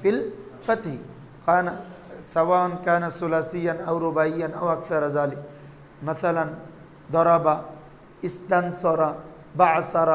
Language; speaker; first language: Arabic; non-native, fluent; Bangla